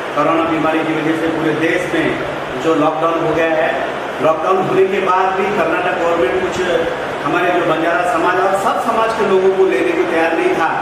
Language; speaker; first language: Hindi; non-native, local second language; Lambadi